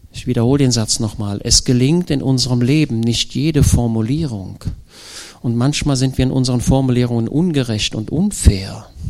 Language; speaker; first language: German; native; German